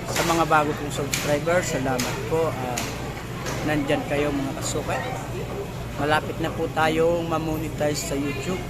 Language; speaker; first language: Filipino; native; Filipino